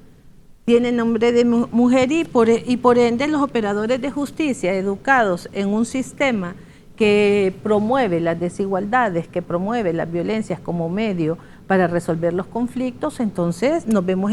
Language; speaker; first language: Spanish; native; Spanish